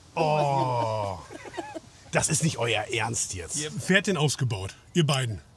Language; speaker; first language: German; native; German